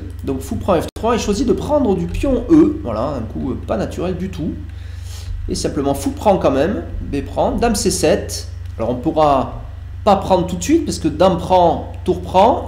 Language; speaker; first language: French; native; French